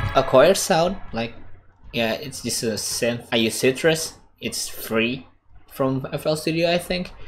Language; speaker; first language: English; non-native, fluent; Indonesian